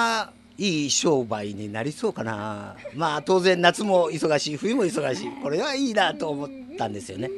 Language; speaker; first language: Japanese; native; Japanese